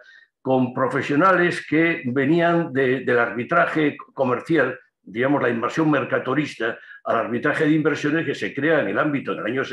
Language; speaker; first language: Spanish; native; Spanish